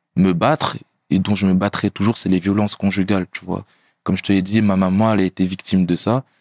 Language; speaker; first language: French; native; French